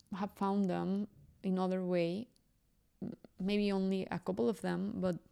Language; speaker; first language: English; non-native, fluent; Spanish